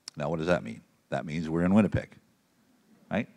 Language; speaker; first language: English; native; English